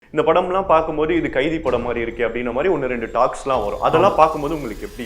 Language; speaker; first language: Tamil; native; Tamil